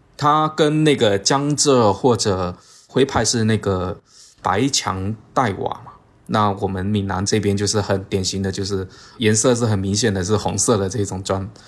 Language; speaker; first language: Chinese; native; Chinese